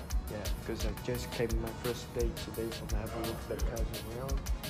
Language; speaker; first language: English; non-native, learner; Portuguese